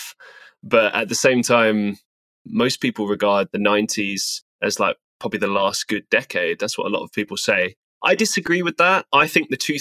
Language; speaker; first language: English; native; English